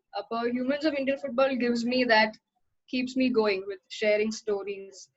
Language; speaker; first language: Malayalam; early bilingual, heritage; Malayalam